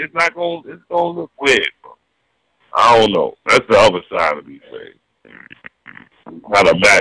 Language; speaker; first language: English; native; English